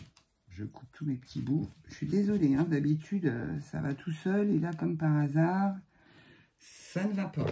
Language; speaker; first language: French; native; French